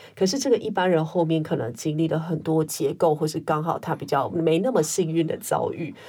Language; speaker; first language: Chinese; non-native, local second language; Min Nan Chinese